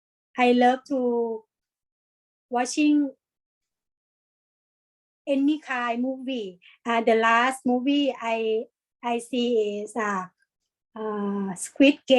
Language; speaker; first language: English; non-native, learner; Thai